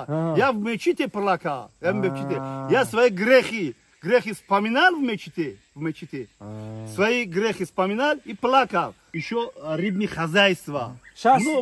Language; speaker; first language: Russian; non-native, learner; Tajik